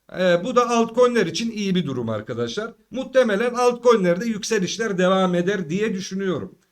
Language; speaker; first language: Turkish; early bilingual, heritage; Turkish